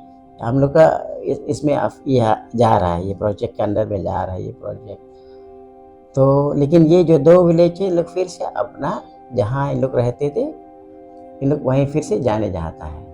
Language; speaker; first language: Hindi; non-native, local second language; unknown